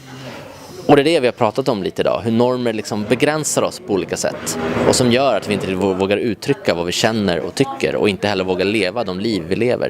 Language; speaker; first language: Swedish; native; Swedish